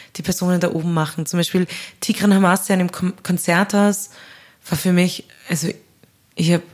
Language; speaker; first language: German; native; German